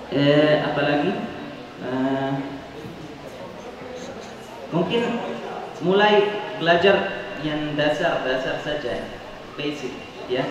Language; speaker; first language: Indonesian; non-native, fluent; Arabic